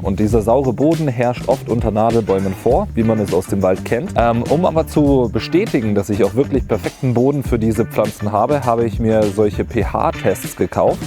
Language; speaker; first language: German; native; German